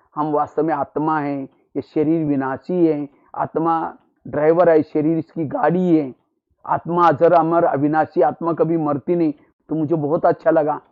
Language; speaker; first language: Hindi; non-native, local second language; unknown